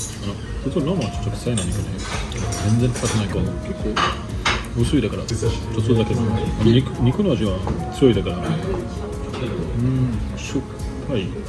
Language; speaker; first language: Japanese; non-native, learner; French